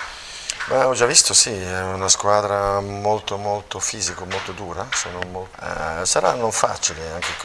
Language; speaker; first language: Italian; non-native, local second language; German